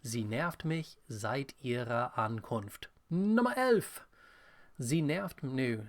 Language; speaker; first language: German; non-native, fluent; English